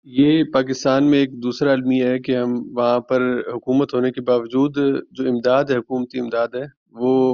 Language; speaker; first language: Urdu; native; Urdu